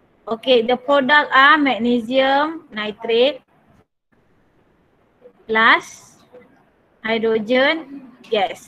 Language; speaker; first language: English; non-native, local second language; Malay